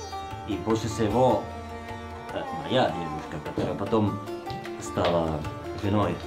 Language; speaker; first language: Russian; non-native, learner; Italian